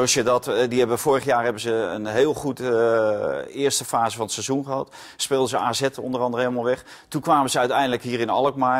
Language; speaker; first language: Dutch; native; Dutch